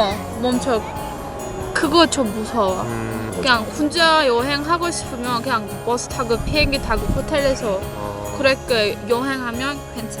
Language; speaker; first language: Korean; non-native, learner; Turkish